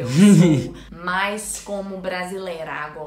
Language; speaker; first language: Portuguese; non-native, learner; English